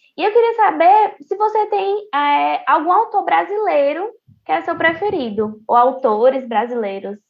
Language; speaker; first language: Portuguese; native; Portuguese